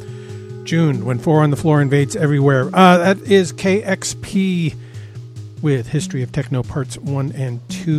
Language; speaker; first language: English; native; English